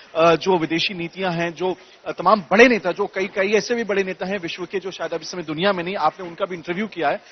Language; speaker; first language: Hindi; native; Hindi